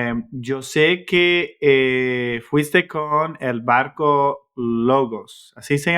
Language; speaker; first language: Spanish; non-native, fluent; English